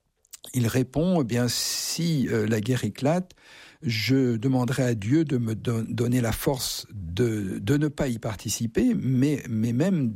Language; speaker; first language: French; native; French